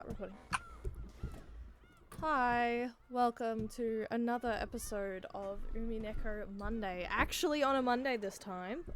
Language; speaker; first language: English; native; English